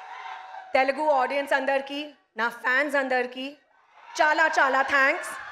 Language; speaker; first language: Telugu; non-native, learner; Hindi